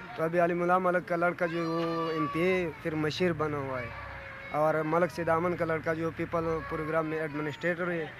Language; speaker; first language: Urdu; non-native, local second language; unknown